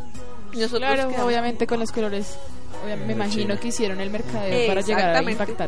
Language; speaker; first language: Spanish; native; Spanish